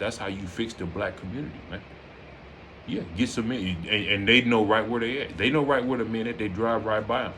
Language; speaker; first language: English; native; English